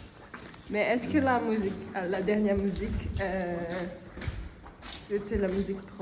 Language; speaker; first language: French; non-native, learner; Portuguese